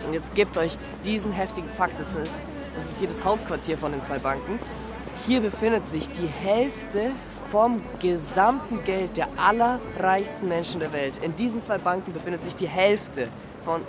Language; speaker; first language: German; native; German